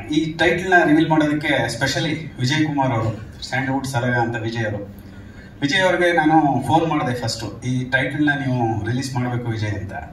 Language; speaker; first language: Kannada; native; Kannada